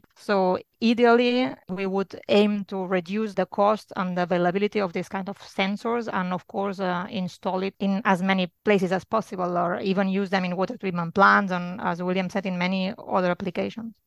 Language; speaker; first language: English; non-native, fluent; Catalan